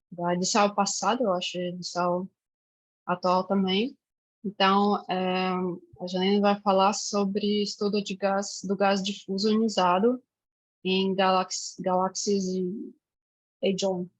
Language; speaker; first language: Portuguese; non-native, fluent; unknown